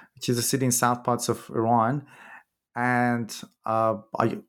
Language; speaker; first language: English; non-native, fluent; Persian